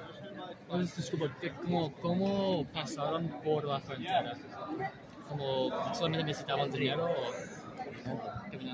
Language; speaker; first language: Spanish; non-native, learner; English